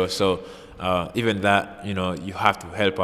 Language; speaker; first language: English; non-native, fluent; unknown